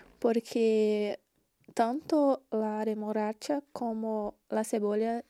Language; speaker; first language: Spanish; non-native, learner; Portuguese